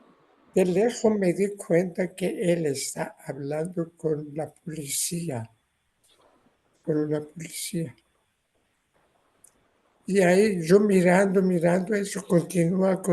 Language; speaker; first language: Spanish; non-native, learner; Persian